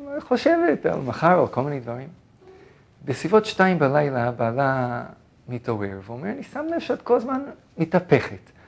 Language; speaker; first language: Hebrew; non-native, fluent; English